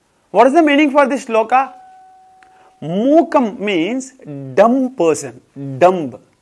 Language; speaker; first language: English; non-native, local second language; Tamil